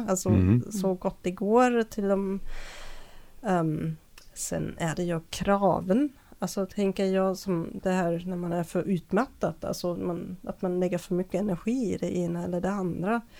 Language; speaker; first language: Swedish; non-native, fluent; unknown